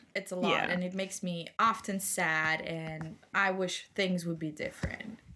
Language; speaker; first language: English; non-native, fluent; German